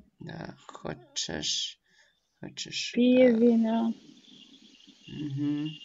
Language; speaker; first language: Polish; non-native, learner; Russian